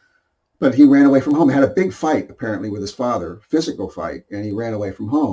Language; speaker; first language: English; native; English